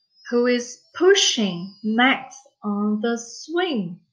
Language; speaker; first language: English; non-native, fluent; Vietnamese